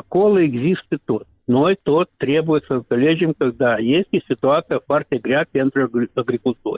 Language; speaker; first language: Romanian; non-native, local second language; Russian